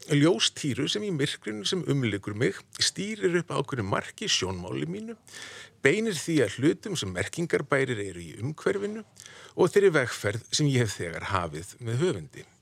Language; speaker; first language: Icelandic; native; Icelandic